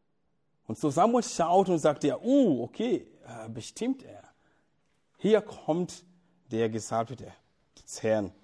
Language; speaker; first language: German; non-native, fluent; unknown